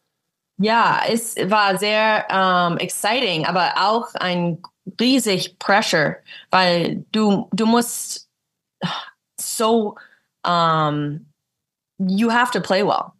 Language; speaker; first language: German; early bilingual, heritage; English